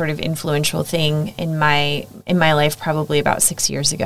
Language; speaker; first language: English; native; English